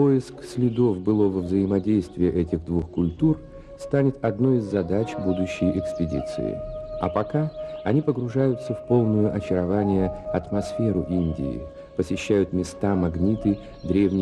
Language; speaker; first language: Russian; native; Russian